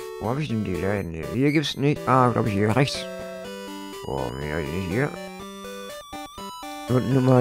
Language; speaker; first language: German; native; German